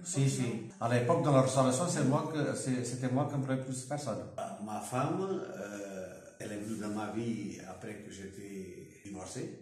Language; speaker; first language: French; non-native, fluent; Portuguese